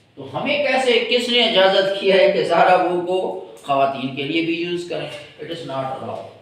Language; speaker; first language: Urdu; native; Urdu